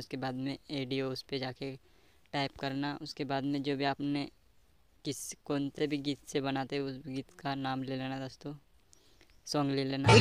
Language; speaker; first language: Hindi; native; Hindi